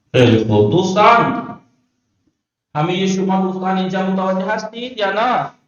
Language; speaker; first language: Persian; non-native, fluent; Urdu